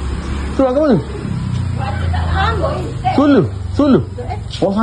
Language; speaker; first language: Malay; native; Malay